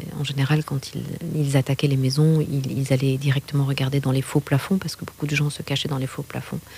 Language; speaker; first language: French; non-native, local second language; Kinyarwanda